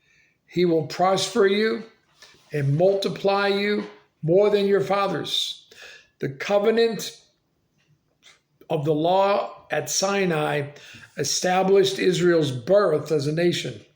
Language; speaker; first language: English; native; English